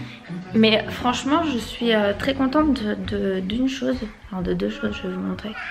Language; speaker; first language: French; native; French